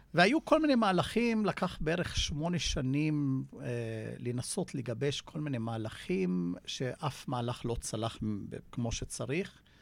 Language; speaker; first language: Hebrew; non-native, local second language; Arabic